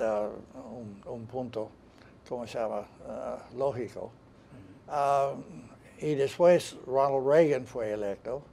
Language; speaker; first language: Spanish; non-native, fluent; English